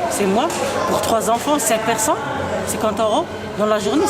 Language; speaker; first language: French; non-native, local second language; Arabic